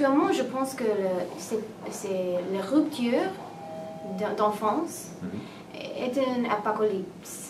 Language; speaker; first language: French; non-native, learner; English